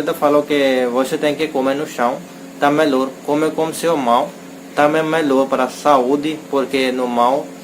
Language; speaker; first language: Portuguese; non-native, learner; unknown